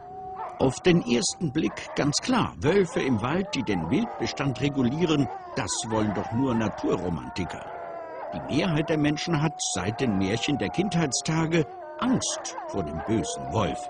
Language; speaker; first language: German; native; German